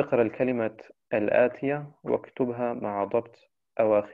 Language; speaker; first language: Arabic; non-native, fluent; German